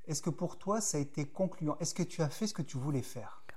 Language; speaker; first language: French; native; French